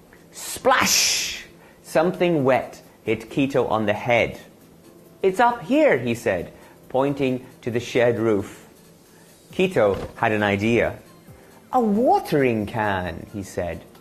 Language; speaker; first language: English; native; English